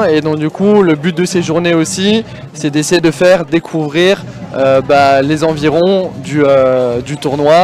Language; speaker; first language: French; native; French